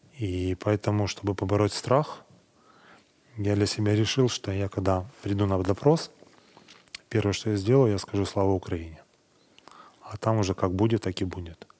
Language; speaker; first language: Russian; native; Russian